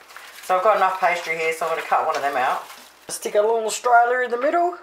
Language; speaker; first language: English; native; English